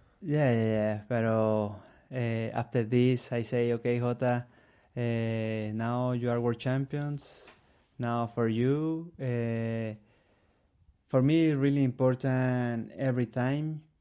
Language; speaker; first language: English; non-native, learner; Spanish